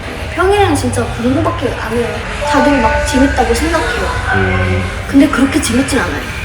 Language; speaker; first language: Korean; non-native, fluent; Indonesian